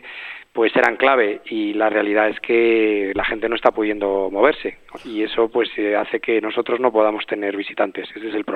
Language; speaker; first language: Spanish; native; Spanish